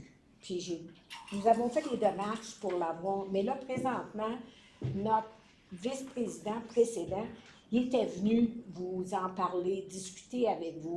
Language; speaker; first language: French; native; French